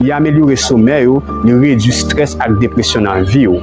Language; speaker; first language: French; non-native, local second language; Haitian Creole